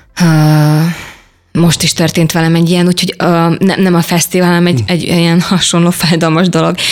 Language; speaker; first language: Hungarian; native; Hungarian